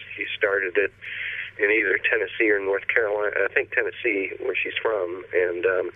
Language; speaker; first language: English; native; English